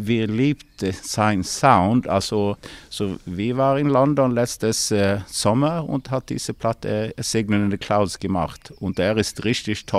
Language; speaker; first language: German; non-native, learner; Swedish